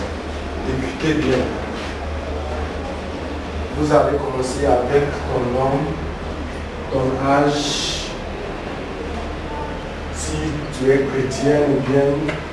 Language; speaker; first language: French; non-native, learner; Igbo